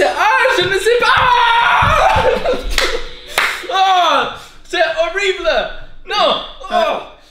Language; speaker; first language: French; non-native, learner; English